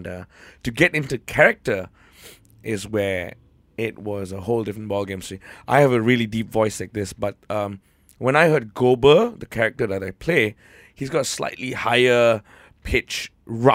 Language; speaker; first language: English; native; English